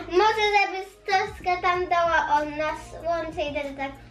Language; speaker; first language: Polish; early bilingual, heritage; Polish